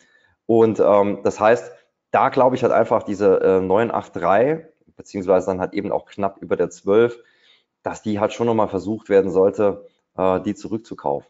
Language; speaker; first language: German; native; German